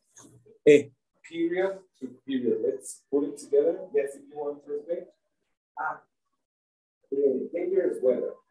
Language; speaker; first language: English; non-native, fluent; Spanish